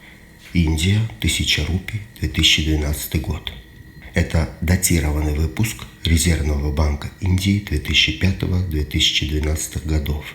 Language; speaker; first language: Russian; native; Russian